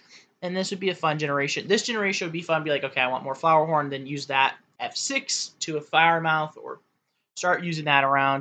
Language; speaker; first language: English; native; English